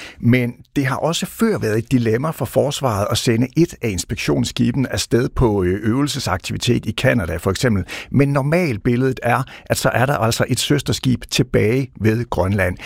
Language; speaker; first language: Danish; native; Danish